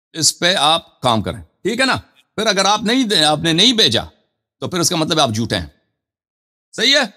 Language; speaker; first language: Urdu; non-native, fluent; Persian